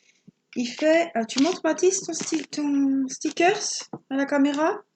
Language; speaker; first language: French; native; French